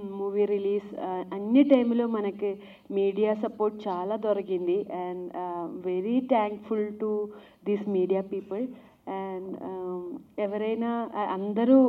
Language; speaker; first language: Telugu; non-native, learner; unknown